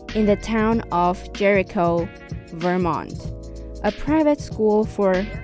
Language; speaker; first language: English; non-native, fluent; Chinese